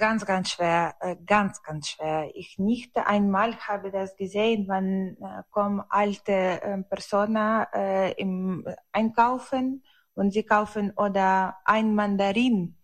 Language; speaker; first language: German; non-native, learner; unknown